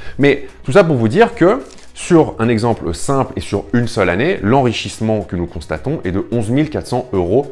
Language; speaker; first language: French; native; French